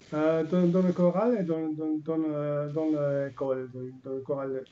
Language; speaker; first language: French; non-native, learner; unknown